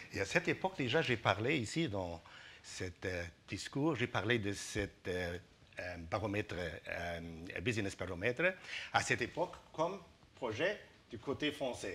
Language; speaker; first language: French; non-native, fluent; German